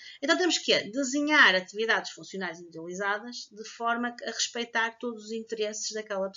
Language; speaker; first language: Portuguese; native; Portuguese